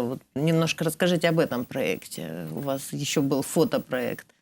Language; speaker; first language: Russian; native; Russian